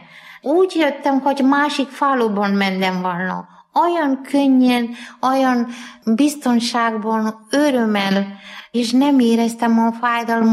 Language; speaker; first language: Hungarian; non-native, learner; Malayalam